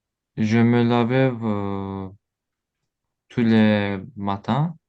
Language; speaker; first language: French; non-native, learner; Azerbaijani